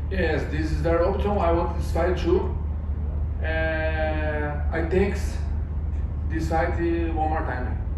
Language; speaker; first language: English; non-native, learner; Portuguese